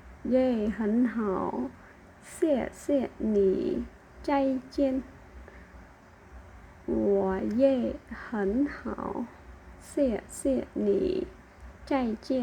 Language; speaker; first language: Chinese; non-native, learner; Khmer